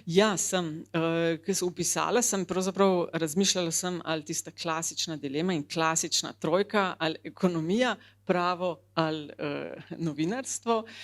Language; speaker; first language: Slovenian; native; Slovenian